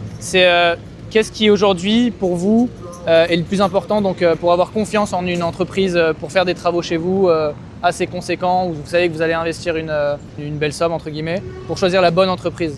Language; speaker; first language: French; native; French